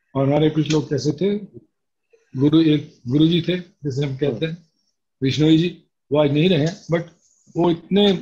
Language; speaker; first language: Hindi; native; Hindi